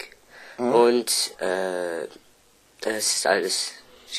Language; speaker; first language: German; non-native, learner; French